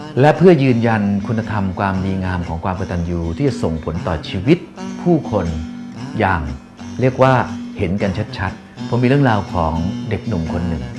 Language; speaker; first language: Thai; native; Thai